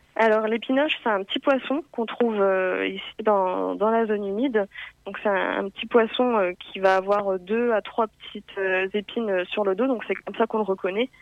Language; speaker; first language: French; native; French